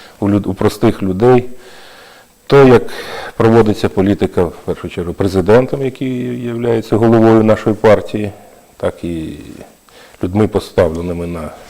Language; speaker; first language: Ukrainian; native; Ukrainian